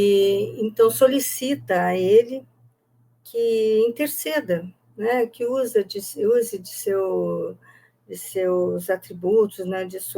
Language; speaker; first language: Portuguese; native; Portuguese